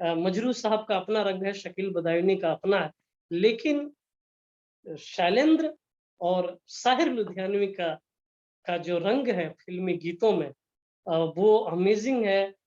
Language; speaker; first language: Hindi; native; Hindi